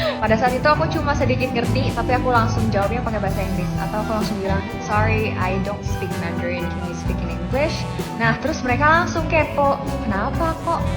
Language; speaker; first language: Indonesian; native; Indonesian